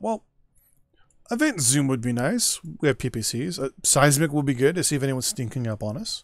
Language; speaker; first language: English; native; English